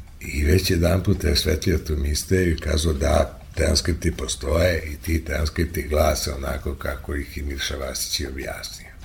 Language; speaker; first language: Serbian; native; Serbian